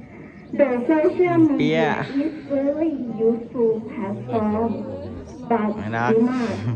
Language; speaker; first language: English; non-native, learner; Thai